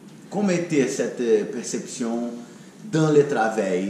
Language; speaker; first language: French; non-native, fluent; Portuguese